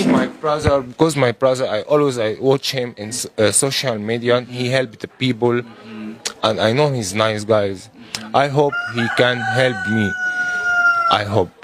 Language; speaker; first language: English; non-native, learner; Arabic